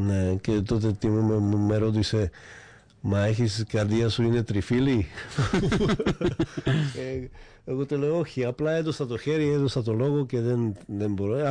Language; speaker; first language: Greek; non-native, fluent; Slovak